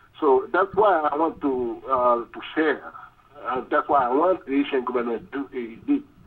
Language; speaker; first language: English; non-native, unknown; Haitian Creole